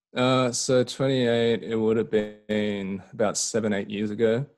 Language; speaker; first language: English; native; English